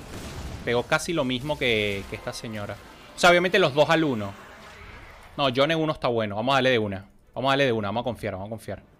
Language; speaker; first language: Spanish; native; Spanish